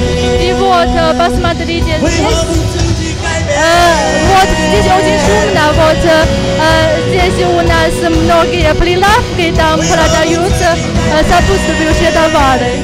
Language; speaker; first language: Russian; non-native, fluent; Chinese